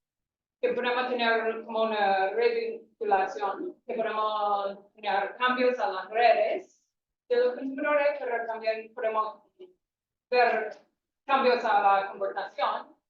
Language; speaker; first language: Spanish; non-native, fluent; English